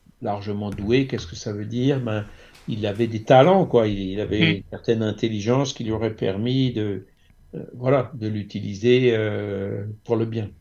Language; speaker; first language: French; native; French